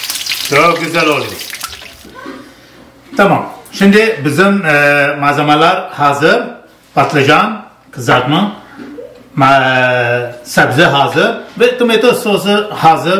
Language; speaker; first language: Turkish; non-native, learner; Arabic